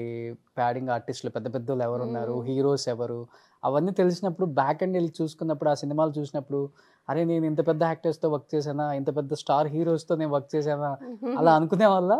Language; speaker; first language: Telugu; native; Telugu